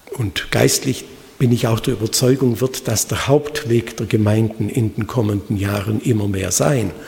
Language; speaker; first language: German; native; German